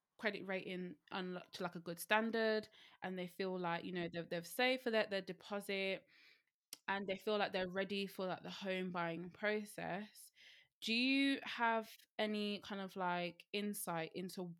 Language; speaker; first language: English; native; English